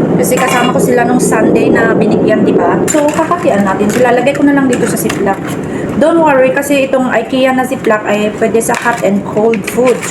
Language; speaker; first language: Filipino; non-native, local second language; Iloko